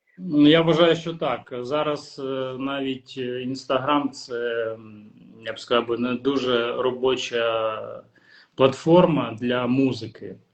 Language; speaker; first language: Ukrainian; non-native, local second language; Russian